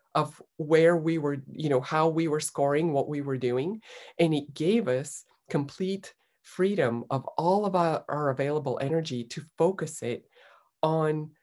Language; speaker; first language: English; non-native, fluent; Bulgarian